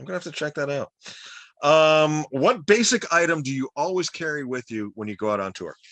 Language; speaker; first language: English; native; English